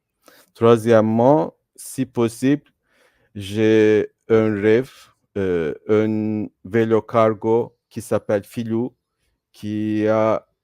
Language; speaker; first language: French; non-native, fluent; Turkish